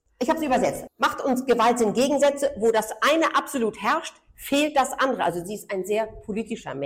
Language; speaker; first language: German; native; German